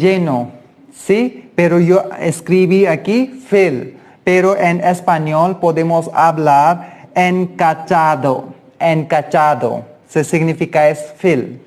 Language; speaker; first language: Spanish; non-native, learner; Hindi